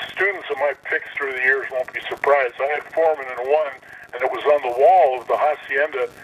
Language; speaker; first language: English; native; English